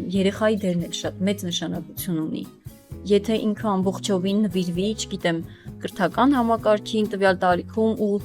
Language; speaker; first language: Armenian; non-native, local second language; Kurdish